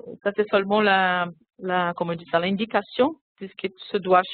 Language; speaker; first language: French; non-native, fluent; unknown